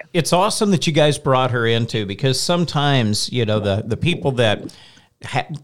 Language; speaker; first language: English; native; English